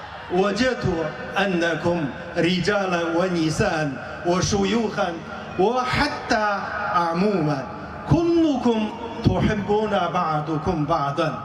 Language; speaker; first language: Arabic; non-native, fluent; Chinese